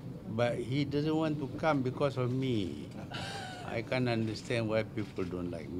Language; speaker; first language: English; non-native, local second language; Malay